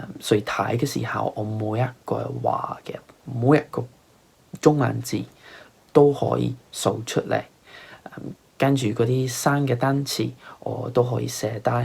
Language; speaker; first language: Cantonese; non-native, fluent; English